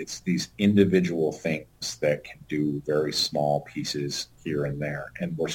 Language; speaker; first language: English; native; English